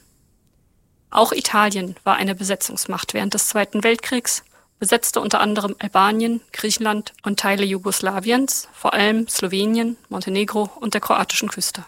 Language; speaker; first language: German; native; German